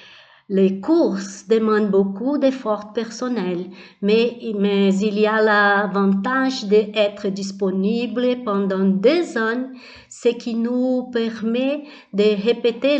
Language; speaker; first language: French; non-native, learner; Portuguese